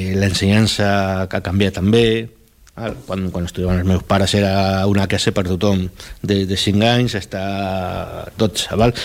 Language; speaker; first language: Catalan; non-native, local second language; Spanish